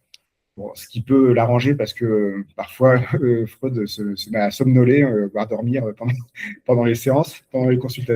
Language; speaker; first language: French; native; French